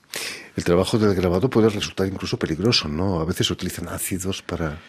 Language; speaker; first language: Spanish; native; Spanish